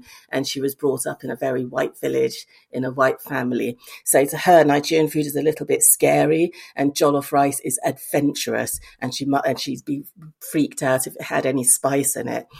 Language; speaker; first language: English; native; English